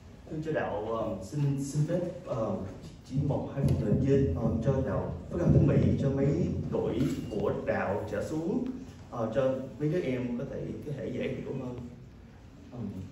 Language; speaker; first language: Vietnamese; early bilingual, heritage; Vietnamese